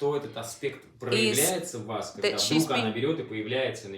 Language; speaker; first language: Russian; native; Russian